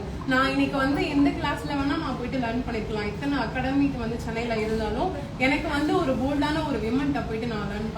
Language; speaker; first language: Tamil; native; Tamil